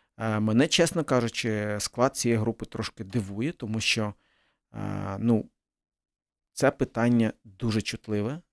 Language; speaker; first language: Ukrainian; early bilingual, other home language; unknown